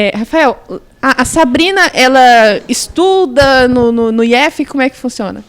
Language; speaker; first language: Portuguese; native; Portuguese